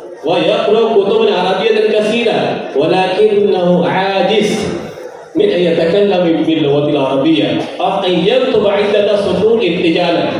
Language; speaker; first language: Arabic; non-native, fluent; Urdu